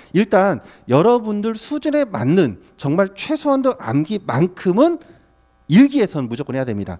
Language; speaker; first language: Korean; native; Korean